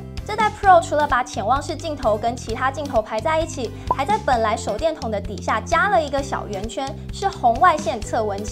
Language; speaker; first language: Chinese; native; Chinese